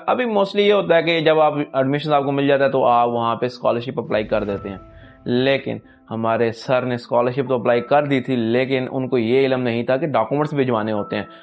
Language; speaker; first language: Urdu; non-native, local second language; Punjabi